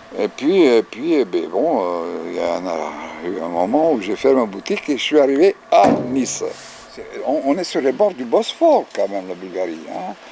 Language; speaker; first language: French; non-native, fluent; Bulgarian